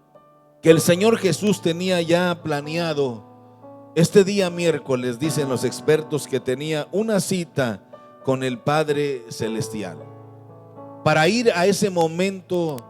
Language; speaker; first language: Spanish; native; Spanish